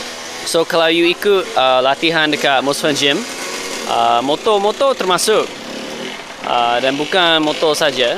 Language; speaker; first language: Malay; non-native, fluent; English